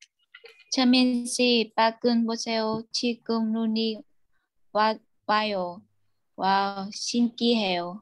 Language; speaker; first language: Korean; non-native, learner; Vietnamese